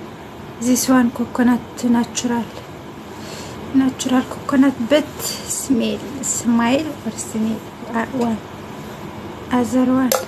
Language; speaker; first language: English; non-native, learner; Amharic